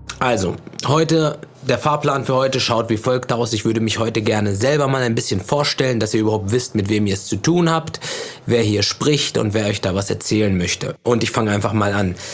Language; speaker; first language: German; early bilingual, other home language; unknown